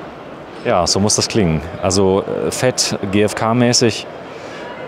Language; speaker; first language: German; native; German